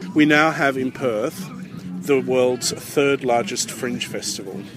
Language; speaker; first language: English; native; English